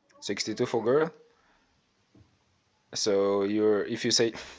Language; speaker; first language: English; non-native, learner; Swahili